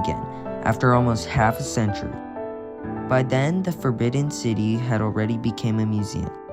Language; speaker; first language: English; non-native, fluent; Chinese